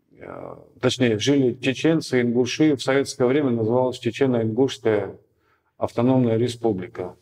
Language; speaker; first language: Russian; native; Russian